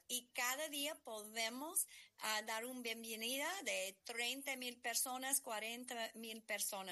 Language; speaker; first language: Spanish; non-native, learner; English